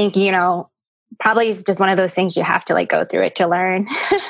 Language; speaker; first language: English; early bilingual, other home language; Cantonese